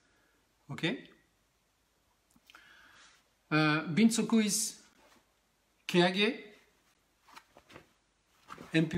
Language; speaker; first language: English; non-native, learner; French